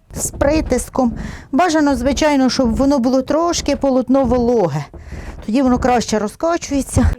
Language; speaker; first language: Ukrainian; native; Ukrainian